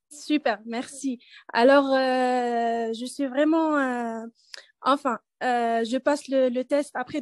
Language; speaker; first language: French; non-native, learner; Arabic